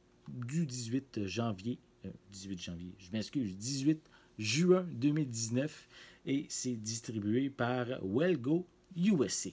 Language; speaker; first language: French; native; French